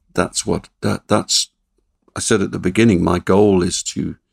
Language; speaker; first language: English; native; English